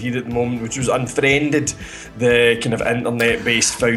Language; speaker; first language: English; native; English